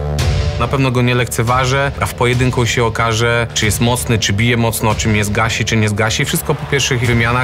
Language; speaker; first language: Polish; native; Polish